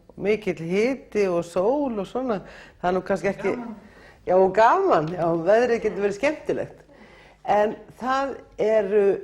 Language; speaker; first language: Icelandic; native; Icelandic